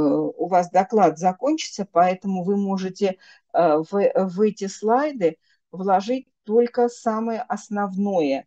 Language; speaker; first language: Russian; native; Russian